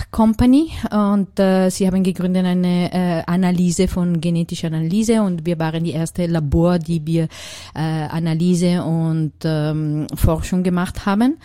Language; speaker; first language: German; non-native, learner; Italian